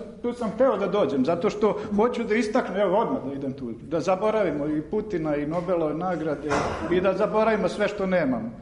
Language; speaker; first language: Serbian; native; Serbian